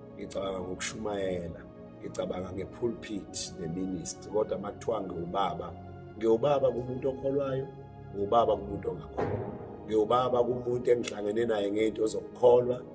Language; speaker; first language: Zulu; native; Zulu